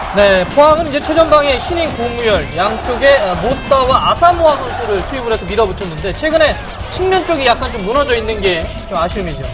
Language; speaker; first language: Korean; native; Korean